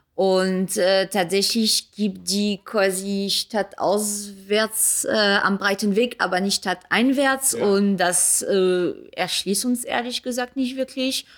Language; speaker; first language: German; early bilingual, other home language; French